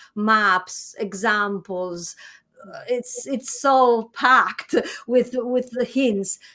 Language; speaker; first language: English; non-native, fluent; Italian